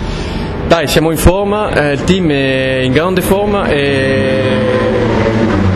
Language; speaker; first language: Italian; non-native, fluent; French